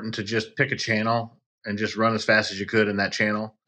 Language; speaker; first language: English; native; English